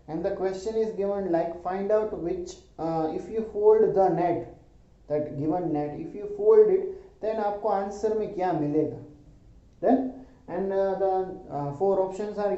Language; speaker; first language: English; non-native, local second language; Hindi